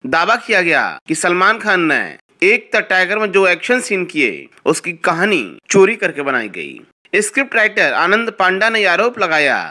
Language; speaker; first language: Hindi; native; Hindi